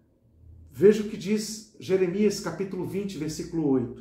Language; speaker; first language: Portuguese; native; Portuguese